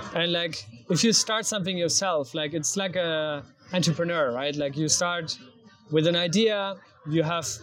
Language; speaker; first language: English; non-native, fluent; German